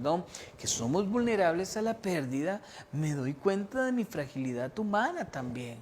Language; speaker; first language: Spanish; native; Spanish